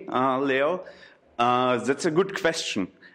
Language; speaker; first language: English; non-native, fluent; German